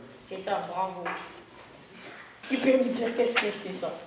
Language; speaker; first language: French; non-native, learner; Bambara